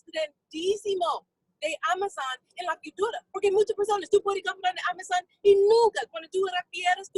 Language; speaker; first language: Spanish; non-native, fluent; English